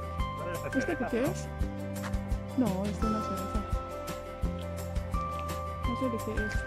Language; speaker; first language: Spanish; non-native, learner; Indonesian